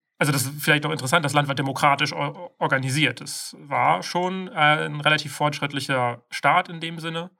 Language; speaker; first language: German; native; German